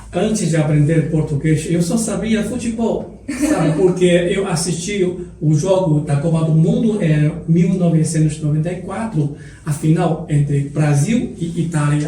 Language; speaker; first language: Portuguese; non-native, fluent; Chinese